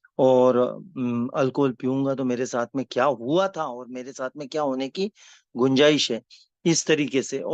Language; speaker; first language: Hindi; non-native, local second language; Marathi